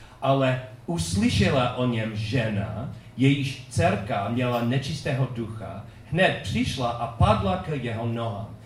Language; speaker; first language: Czech; non-native, fluent; English